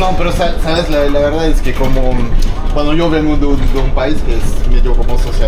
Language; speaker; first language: Spanish; non-native, fluent; French